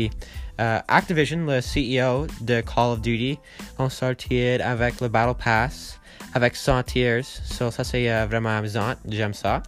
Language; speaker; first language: French; non-native, learner; English